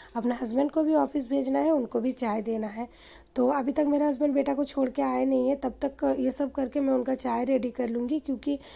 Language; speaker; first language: Hindi; non-native, local second language; Bangla